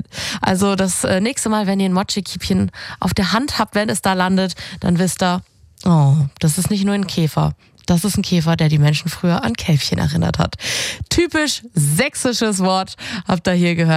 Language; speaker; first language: German; native; German